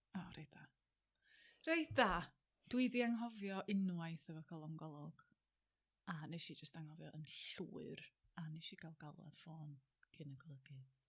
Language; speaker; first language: Welsh; native; Welsh